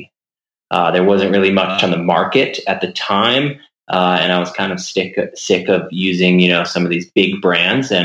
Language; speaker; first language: English; native; English